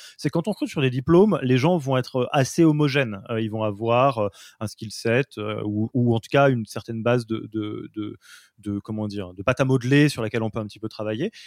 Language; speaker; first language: French; native; French